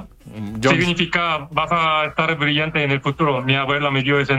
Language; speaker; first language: Spanish; non-native, learner; Korean